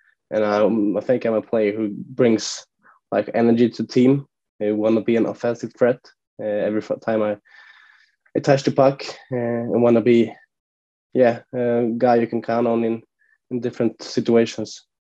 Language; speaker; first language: English; non-native, fluent; Swedish